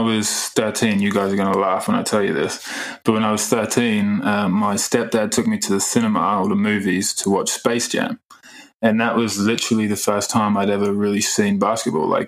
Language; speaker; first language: English; native; English